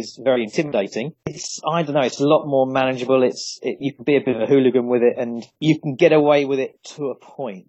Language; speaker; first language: English; native; English